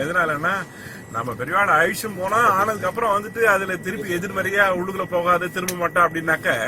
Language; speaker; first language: Tamil; native; Tamil